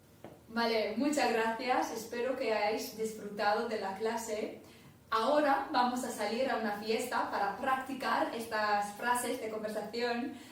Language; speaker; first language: Spanish; non-native, fluent; English